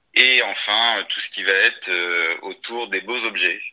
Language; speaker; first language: French; native; French